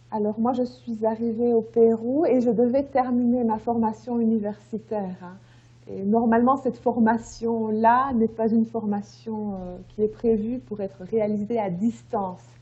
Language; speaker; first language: French; native; French